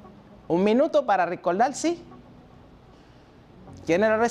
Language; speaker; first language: Spanish; non-native, fluent; French